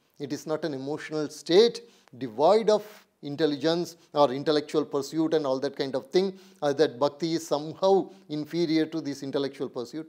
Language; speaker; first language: English; non-native, local second language; Tamil